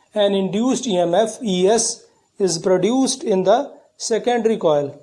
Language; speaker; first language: English; non-native, local second language; Punjabi